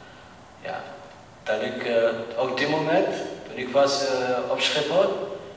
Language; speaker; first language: Dutch; non-native, learner; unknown